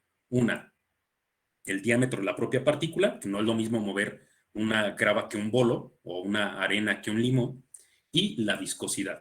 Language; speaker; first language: Spanish; native; Spanish